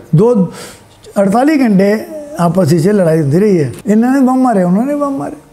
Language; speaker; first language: Punjabi; native; Punjabi